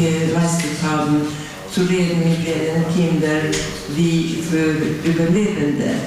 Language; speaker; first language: German; non-native, fluent; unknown